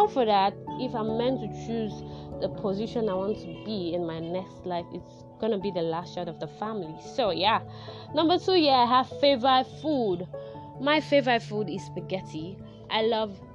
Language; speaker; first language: English; non-native, local second language; Yoruba